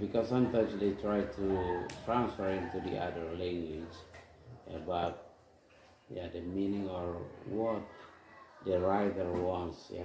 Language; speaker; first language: English; non-native, fluent; Indonesian